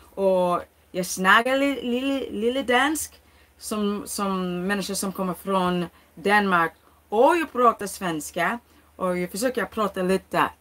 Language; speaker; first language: Swedish; non-native, learner; English